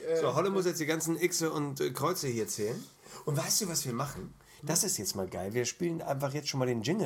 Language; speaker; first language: German; native; German